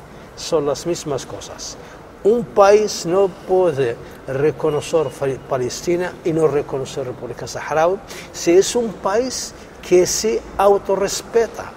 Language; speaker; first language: Spanish; non-native, local second language; Arabic